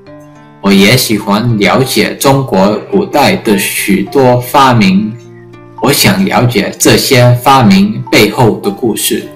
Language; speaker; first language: Chinese; early bilingual, heritage; English